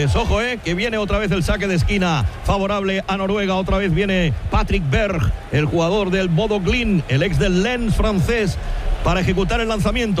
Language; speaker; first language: Spanish; native; Spanish